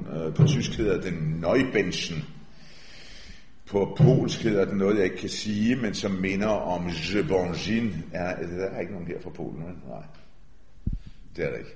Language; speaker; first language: Danish; early bilingual, other home language; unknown